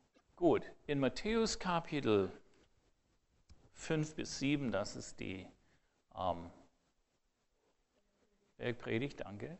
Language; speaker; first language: German; non-native, fluent; English